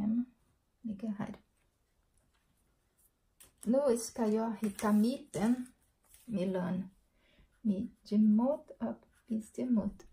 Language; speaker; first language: Swedish; non-native, learner; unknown